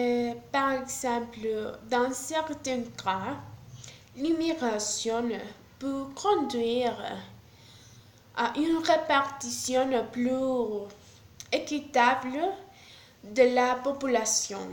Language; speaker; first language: French; non-native, learner; Spanish